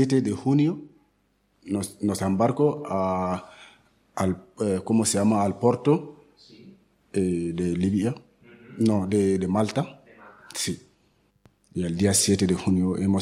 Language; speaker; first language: Spanish; non-native, learner; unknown